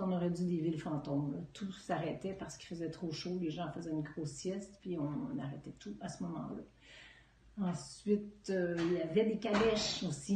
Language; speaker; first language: French; native; French